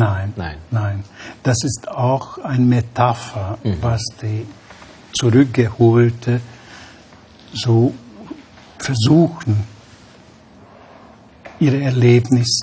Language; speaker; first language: German; non-native, fluent; Hungarian